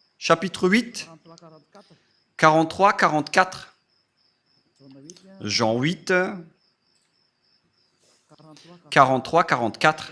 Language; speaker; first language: French; non-native, local second language; Malagasy